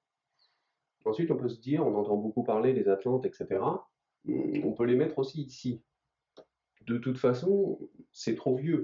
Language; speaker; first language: French; native; French